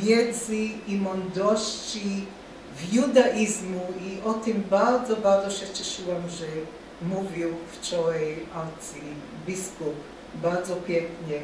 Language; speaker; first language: Polish; non-native, fluent; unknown